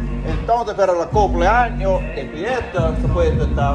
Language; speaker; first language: Spanish; non-native, learner; English